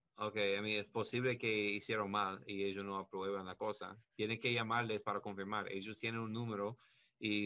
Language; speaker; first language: Spanish; non-native, learner; English